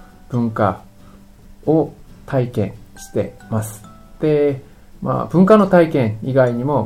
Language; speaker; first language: Japanese; non-native, fluent; Korean